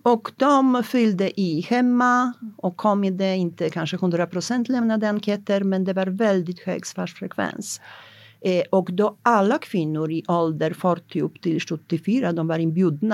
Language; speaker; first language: Swedish; non-native, fluent; Polish